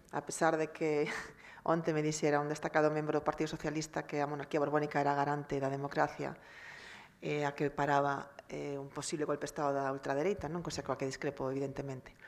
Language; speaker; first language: Galician; native; Galician